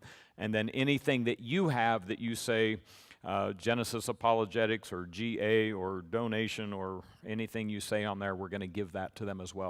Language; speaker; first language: English; native; English